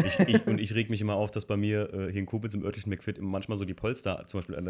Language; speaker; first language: German; native; German